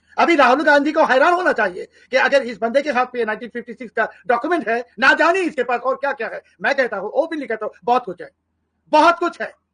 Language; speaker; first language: Hindi; non-native, fluent; Bangla